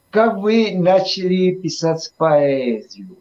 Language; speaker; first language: Russian; non-native, fluent; Spanish